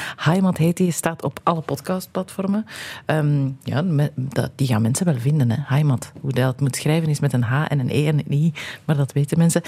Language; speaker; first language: Dutch; native; Dutch